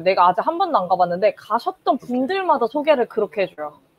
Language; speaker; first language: Korean; native; Korean